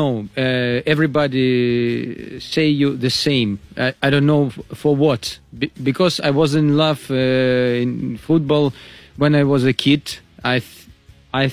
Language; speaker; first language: English; non-native, learner; Russian